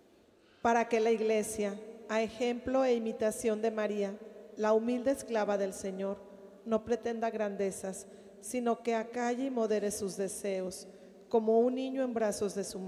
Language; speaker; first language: Spanish; native; Spanish